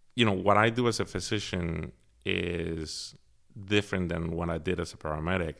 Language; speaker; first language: English; early bilingual, other home language; Spanish